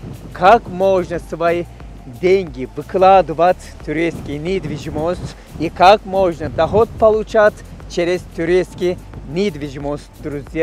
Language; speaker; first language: Russian; non-native, fluent; Turkish